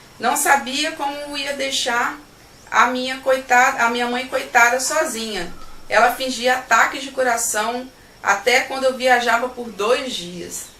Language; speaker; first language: Portuguese; native; Portuguese